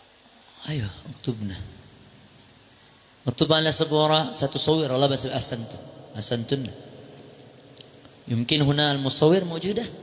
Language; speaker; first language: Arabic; non-native, fluent; Indonesian